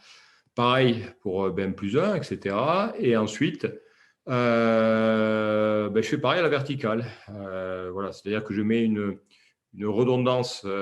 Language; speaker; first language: French; native; French